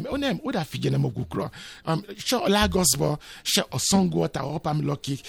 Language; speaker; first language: Hungarian; non-native, fluent; Yoruba